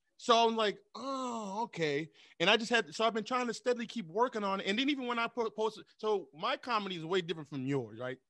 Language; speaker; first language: English; native; English